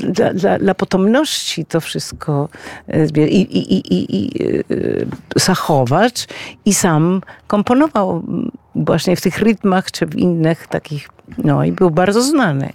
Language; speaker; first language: Polish; non-native, fluent; Spanish